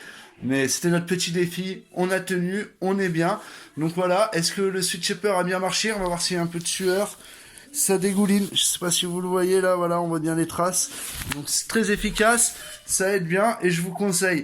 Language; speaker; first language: French; native; French